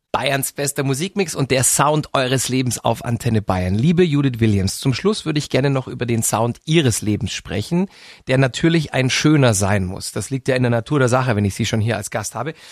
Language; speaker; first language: German; native; German